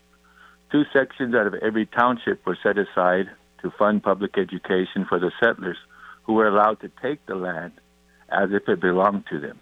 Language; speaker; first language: English; native; English